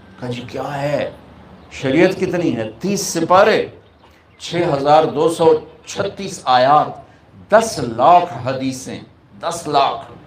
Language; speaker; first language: Urdu; non-native, local second language; Punjabi